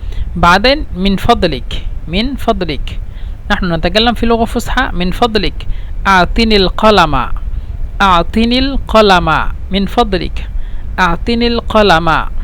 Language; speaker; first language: Arabic; non-native, fluent; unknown